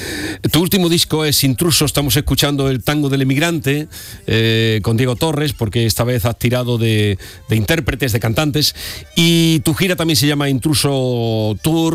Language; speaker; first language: Spanish; native; Spanish